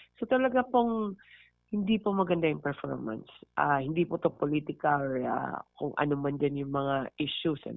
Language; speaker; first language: Filipino; non-native, local second language; Hiligaynon